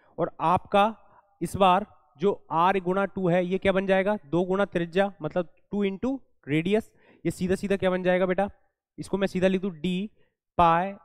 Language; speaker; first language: Hindi; native; Hindi